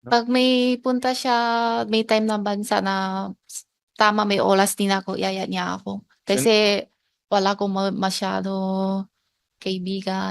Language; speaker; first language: Filipino; non-native, learner; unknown